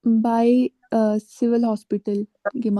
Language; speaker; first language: German; non-native, learner; Urdu